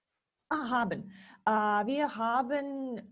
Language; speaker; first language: German; non-native, learner; Serbian